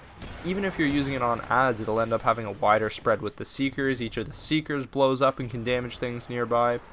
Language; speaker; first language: English; native; English